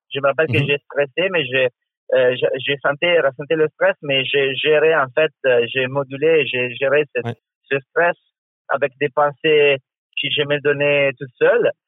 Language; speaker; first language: French; non-native, fluent; Italian